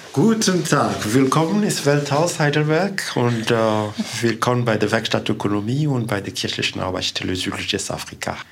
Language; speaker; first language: German; non-native, fluent; Lingala